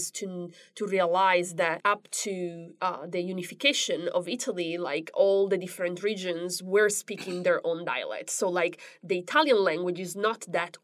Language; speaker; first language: English; non-native, fluent; Italian